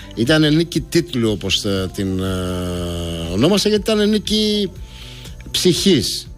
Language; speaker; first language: Greek; native; Greek